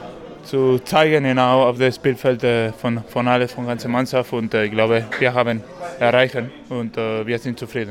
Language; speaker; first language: German; non-native, learner; Spanish